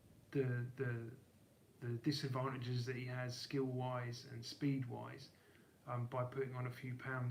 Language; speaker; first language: English; native; English